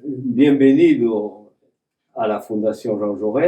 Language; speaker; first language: Spanish; non-native, fluent; French